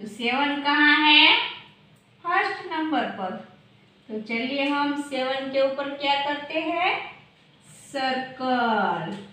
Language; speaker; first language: Hindi; non-native, local second language; Gujarati